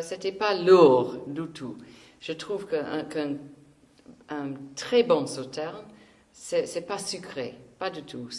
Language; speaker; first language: French; non-native, fluent; English